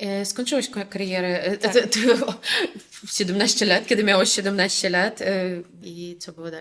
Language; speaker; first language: Polish; non-native, fluent; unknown